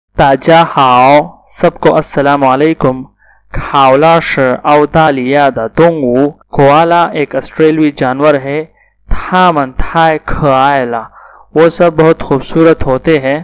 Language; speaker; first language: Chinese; non-native, fluent; Urdu